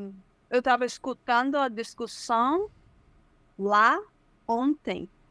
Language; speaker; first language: Portuguese; non-native, fluent; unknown